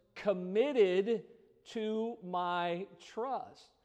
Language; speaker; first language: English; native; English